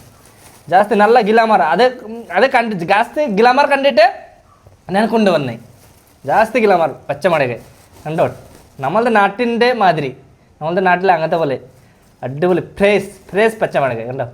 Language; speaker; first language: Malayalam; early bilingual, heritage; Malayalam